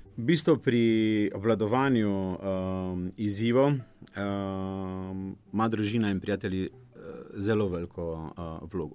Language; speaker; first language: Slovenian; native; Slovenian